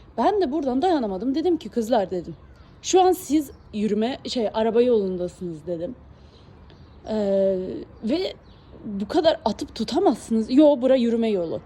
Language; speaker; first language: Turkish; early bilingual, heritage; Turkish